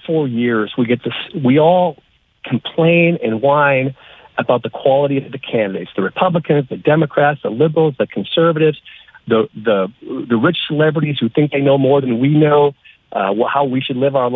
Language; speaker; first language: English; native; English